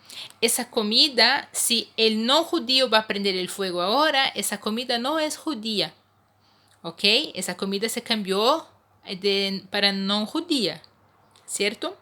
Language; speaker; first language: Spanish; non-native, fluent; Portuguese